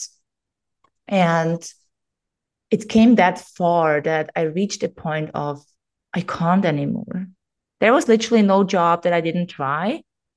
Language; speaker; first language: English; non-native, fluent; German